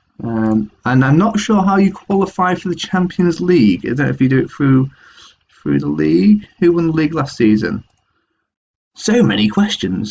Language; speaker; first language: English; native; English